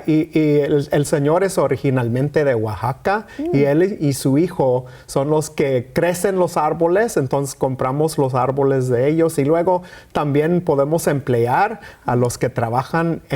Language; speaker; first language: Spanish; early bilingual, heritage; Spanish